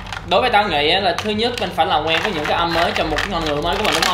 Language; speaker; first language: Vietnamese; non-native, fluent; English